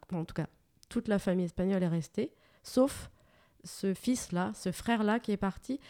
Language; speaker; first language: French; native; French